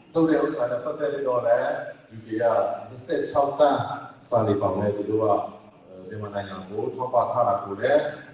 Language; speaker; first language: Burmese; non-native, local second language; Hakha Chin